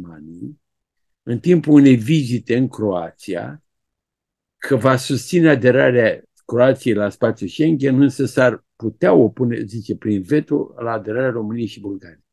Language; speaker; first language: Romanian; native; Romanian